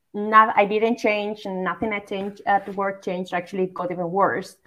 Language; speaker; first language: English; non-native, fluent; Basque